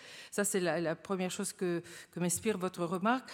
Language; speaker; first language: French; non-native, fluent; Bulgarian